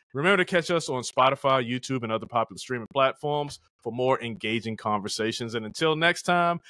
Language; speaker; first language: English; native; English